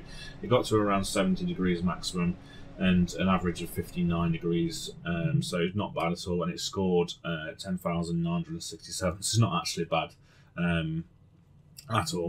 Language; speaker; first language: English; native; English